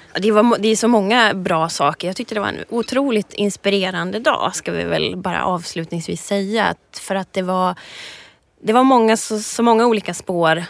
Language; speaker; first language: Swedish; native; Swedish